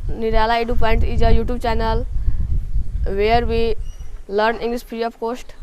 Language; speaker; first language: English; non-native, learner; Hindi